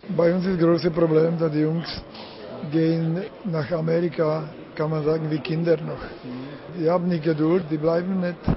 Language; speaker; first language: German; non-native, learner; Czech